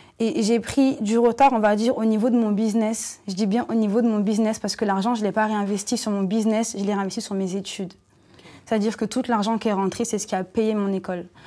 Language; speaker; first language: French; native; French